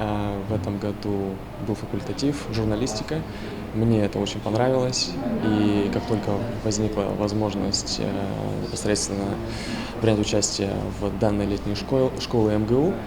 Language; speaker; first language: Russian; native; Russian